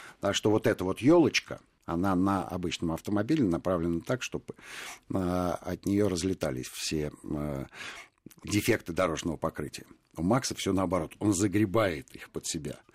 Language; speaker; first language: Russian; native; Russian